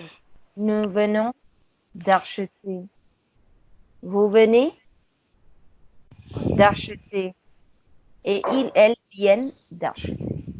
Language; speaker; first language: French; non-native, fluent; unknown